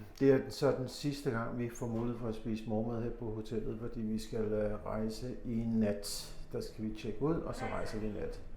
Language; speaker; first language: Danish; early bilingual, other home language; Urdu